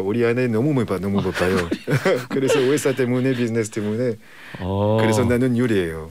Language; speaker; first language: Korean; non-native, learner; French